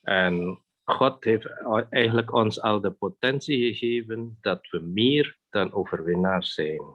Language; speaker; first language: Dutch; non-native, fluent; Indonesian